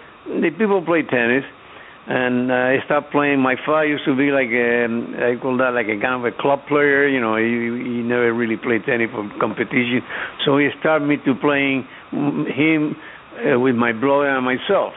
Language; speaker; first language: English; non-native, fluent; Spanish